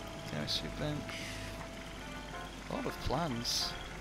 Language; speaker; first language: English; native; English